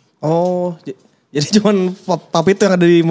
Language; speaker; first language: Indonesian; native; Indonesian